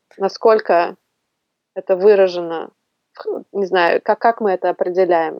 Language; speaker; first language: Russian; native; Russian